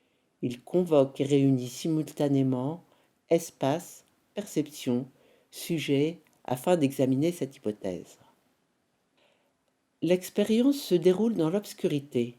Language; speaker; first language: French; native; French